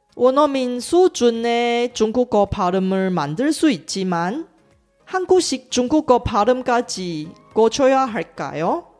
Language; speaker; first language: Korean; non-native, fluent; Chinese